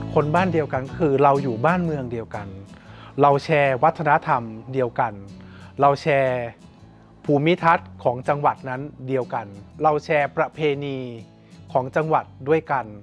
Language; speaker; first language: Thai; native; Thai